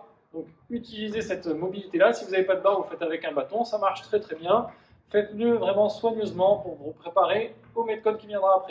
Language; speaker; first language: French; native; French